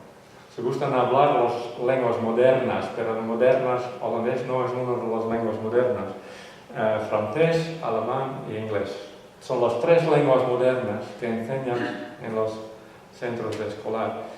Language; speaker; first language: Spanish; non-native, fluent; Western Frisian